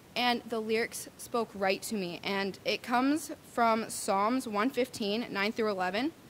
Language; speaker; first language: English; native; English